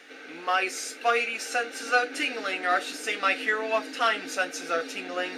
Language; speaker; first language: English; native; English